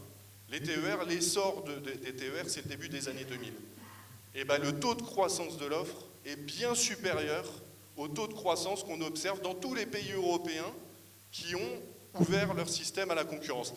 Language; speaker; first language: French; native; French